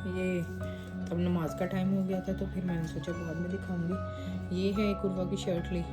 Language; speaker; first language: Urdu; native; Urdu